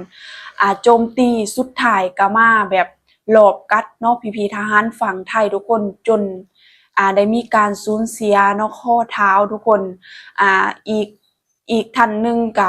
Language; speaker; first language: Thai; non-native, local second language; Northeastern Thai